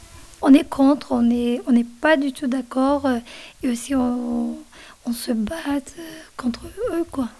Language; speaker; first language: French; non-native, fluent; Kurdish